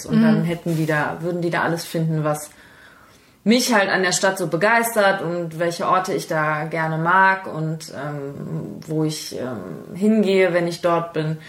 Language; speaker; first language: German; native; German